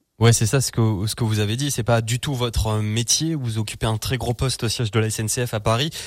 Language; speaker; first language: French; native; French